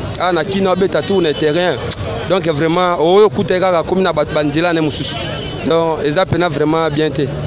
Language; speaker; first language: Lingala; native; Lingala